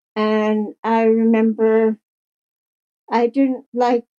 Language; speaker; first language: English; native; English